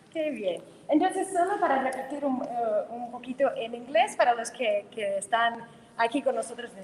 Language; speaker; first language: Spanish; non-native, fluent; English